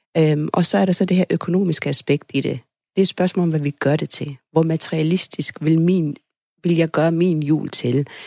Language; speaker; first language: Danish; early bilingual, other home language; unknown